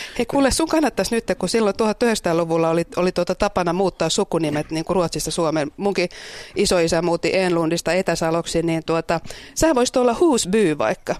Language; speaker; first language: Finnish; native; Finnish